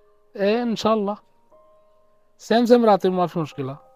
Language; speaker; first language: Arabic; non-native, learner; Hindi